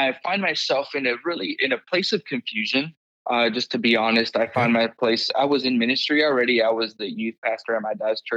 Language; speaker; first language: English; early bilingual, other home language; Spanish